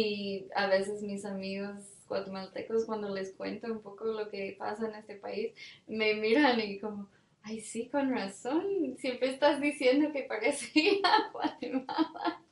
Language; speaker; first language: Spanish; non-native, fluent; English